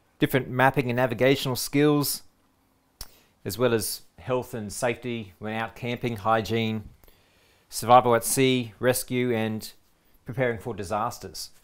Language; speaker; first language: English; native; English